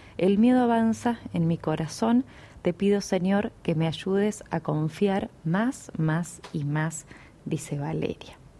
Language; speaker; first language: Spanish; native; Spanish